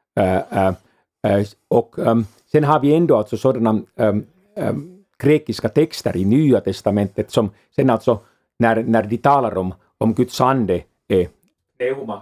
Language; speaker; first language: Swedish; non-native, fluent; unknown